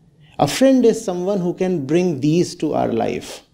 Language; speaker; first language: English; non-native, local second language; Hindi